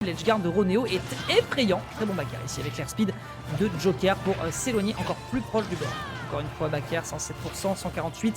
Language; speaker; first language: French; native; French